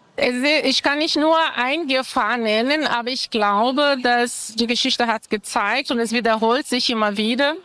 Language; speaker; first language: German; non-native, fluent; Portuguese